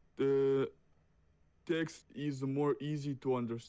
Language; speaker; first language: English; non-native, learner; Russian